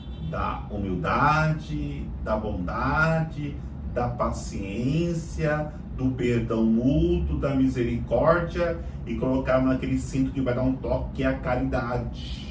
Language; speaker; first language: Portuguese; native; Portuguese